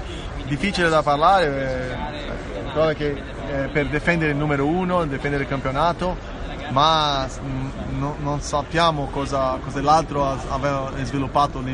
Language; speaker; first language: Italian; early bilingual, heritage; Portuguese